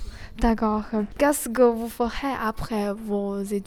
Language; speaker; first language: French; non-native, learner; Chinese